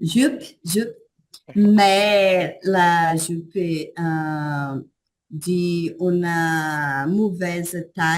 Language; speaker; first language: French; non-native, learner; Portuguese